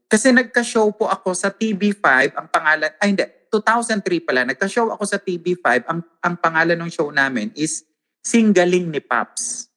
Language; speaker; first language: Filipino; non-native, local second language; Waray